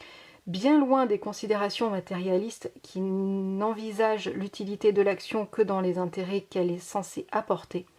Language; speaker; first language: French; native; French